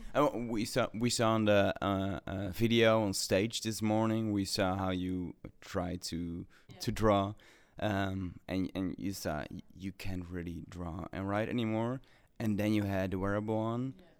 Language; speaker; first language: English; non-native, fluent; Dutch